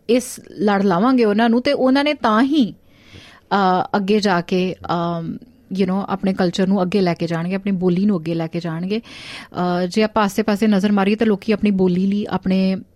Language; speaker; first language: Punjabi; early bilingual, heritage; Punjabi